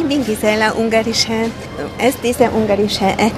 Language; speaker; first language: German; non-native, learner; Hungarian